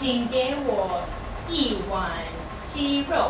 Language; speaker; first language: Chinese; non-native, learner; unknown